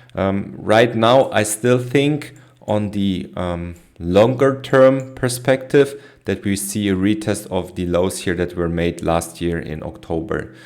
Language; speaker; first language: English; non-native, fluent; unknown